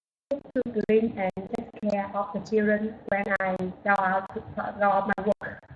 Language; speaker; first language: English; non-native, learner; Vietnamese